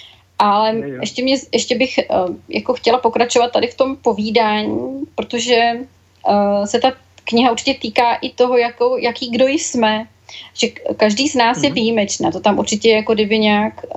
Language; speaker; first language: Czech; native; Czech